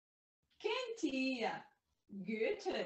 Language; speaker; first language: German; non-native, learner; Portuguese